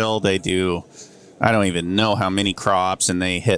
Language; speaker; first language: English; native; English